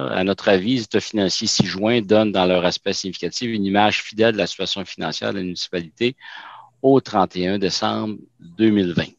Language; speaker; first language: French; native; French